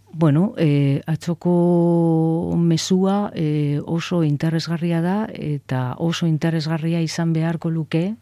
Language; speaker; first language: Basque; non-native, local second language; Spanish